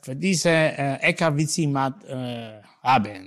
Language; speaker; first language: German; non-native, learner; Italian